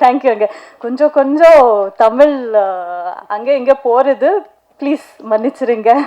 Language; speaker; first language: Tamil; non-native, learner; Kannada